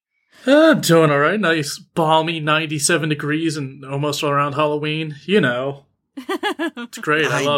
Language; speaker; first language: English; native; English